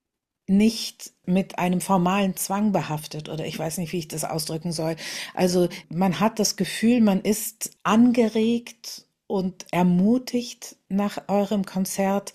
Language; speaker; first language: German; native; German